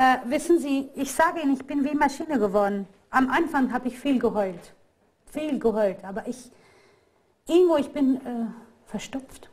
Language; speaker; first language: German; non-native, fluent; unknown